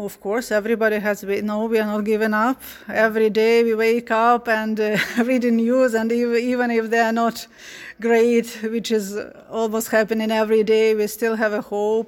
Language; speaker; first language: English; non-native, fluent; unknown